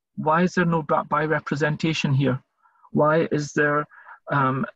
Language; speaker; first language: English; native; English